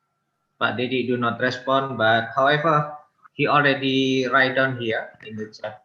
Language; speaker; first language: English; non-native, local second language; Indonesian